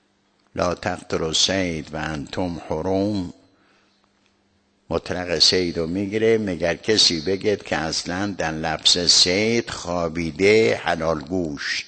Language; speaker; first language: Persian; native; Persian